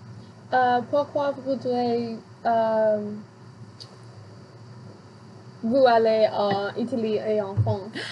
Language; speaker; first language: French; non-native, learner; English